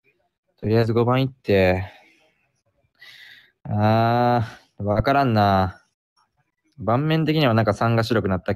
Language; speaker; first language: Japanese; native; Japanese